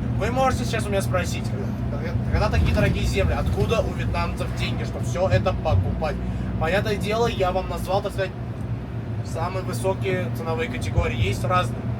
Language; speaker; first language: Russian; non-native, fluent; Vietnamese